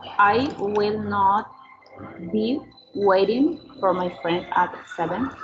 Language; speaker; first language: English; non-native, learner; Spanish